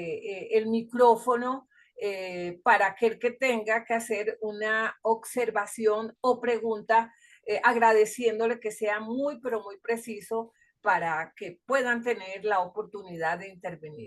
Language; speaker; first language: Spanish; native; Spanish